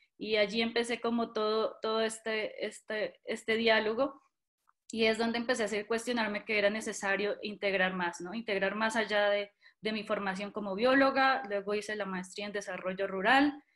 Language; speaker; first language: Spanish; native; Spanish